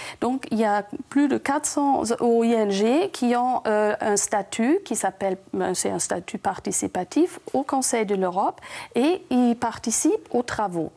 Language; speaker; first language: French; non-native, fluent; German